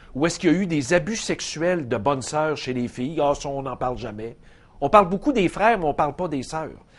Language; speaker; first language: French; native; French